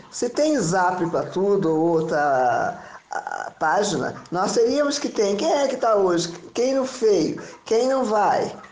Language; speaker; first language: Portuguese; native; Portuguese